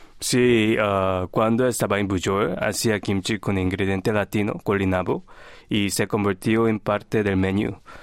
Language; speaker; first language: Spanish; non-native, fluent; Korean